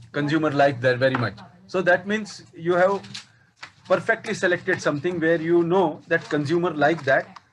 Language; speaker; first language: English; non-native, local second language; Marathi